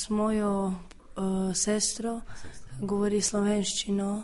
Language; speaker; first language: Slovenian; early bilingual, heritage; Croatian